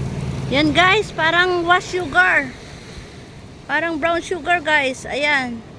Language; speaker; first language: Filipino; native; Filipino